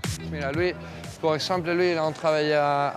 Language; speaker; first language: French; non-native, learner; Spanish